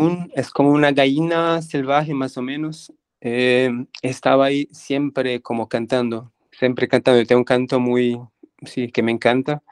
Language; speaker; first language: Spanish; non-native, fluent; Portuguese